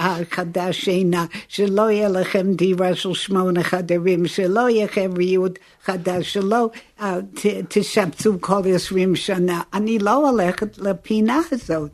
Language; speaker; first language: Hebrew; non-native, fluent; English